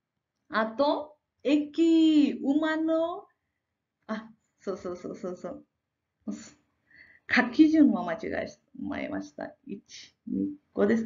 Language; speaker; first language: Japanese; non-native, fluent; Marathi